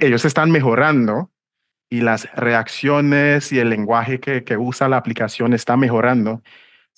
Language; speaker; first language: Spanish; non-native, fluent; English